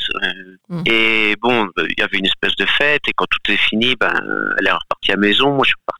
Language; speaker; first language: French; non-native, fluent; Galician